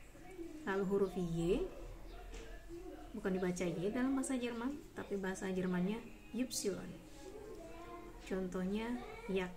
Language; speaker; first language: Indonesian; native; Indonesian